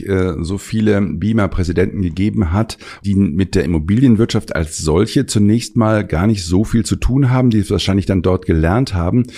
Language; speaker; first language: German; native; German